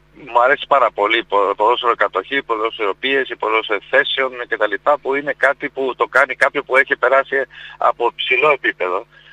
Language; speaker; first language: Greek; non-native, fluent; Spanish